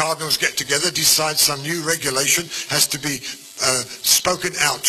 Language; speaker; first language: English; native; English